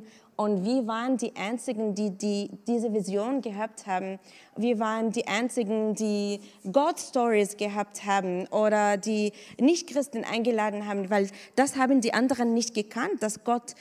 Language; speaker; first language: German; non-native, fluent; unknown